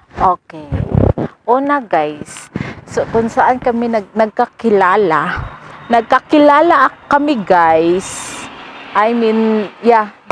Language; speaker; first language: Filipino; non-native, local second language; Cebuano